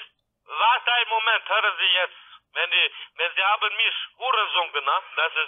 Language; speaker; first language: German; non-native, learner; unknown